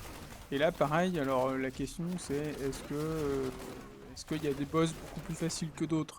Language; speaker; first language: French; native; French